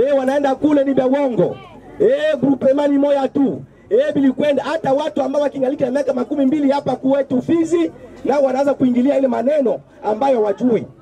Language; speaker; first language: Swahili; non-native, local second language; Bembe